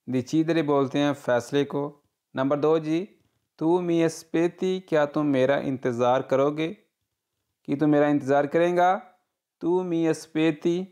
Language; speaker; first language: Urdu; non-native, local second language; Punjabi